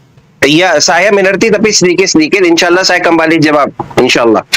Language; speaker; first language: Indonesian; non-native, learner; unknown